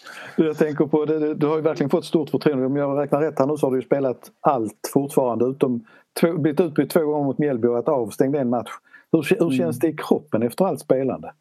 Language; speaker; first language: Swedish; native; Swedish